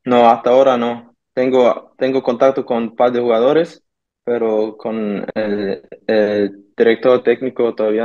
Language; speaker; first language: Spanish; early bilingual, heritage; German